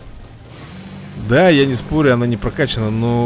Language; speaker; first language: Russian; native; Russian